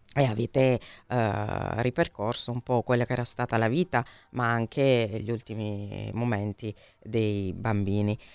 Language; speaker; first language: Italian; native; Italian